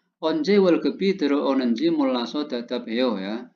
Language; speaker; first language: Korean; non-native, fluent; Indonesian